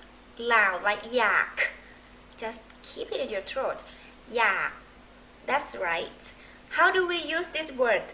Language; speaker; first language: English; non-native, fluent; Thai